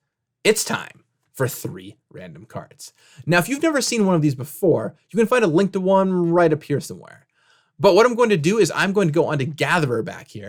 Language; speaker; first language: English; native; English